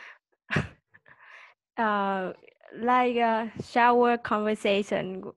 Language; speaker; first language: English; non-native, learner; Vietnamese